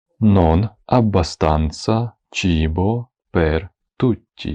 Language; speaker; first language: Italian; non-native, fluent; Ukrainian